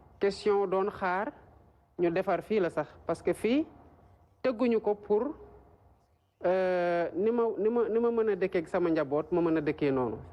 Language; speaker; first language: Wolof; native; Wolof